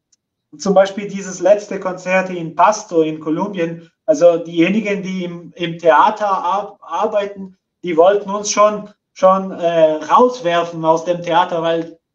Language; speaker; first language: German; non-native, fluent; Portuguese